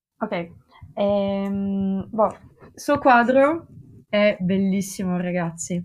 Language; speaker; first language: Italian; non-native, fluent; Russian